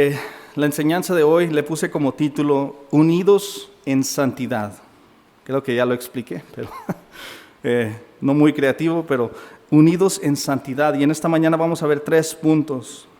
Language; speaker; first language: Spanish; native; Spanish